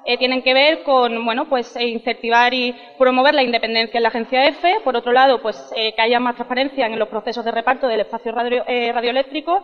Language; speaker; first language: Spanish; native; Spanish